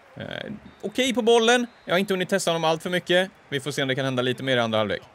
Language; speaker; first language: Swedish; native; Swedish